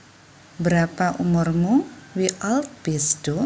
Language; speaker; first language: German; non-native, fluent; Indonesian